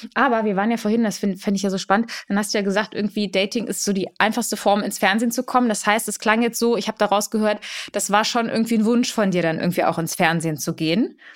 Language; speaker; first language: German; early bilingual, other home language; Polish